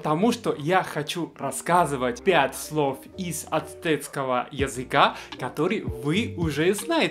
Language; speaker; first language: Russian; non-native, fluent; Spanish